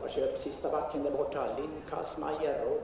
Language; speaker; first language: Swedish; native; Swedish